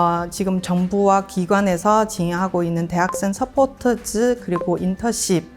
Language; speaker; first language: Korean; non-native, fluent; Chinese